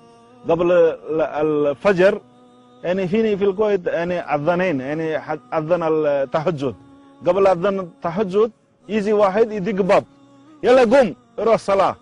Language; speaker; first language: Arabic; non-native, learner; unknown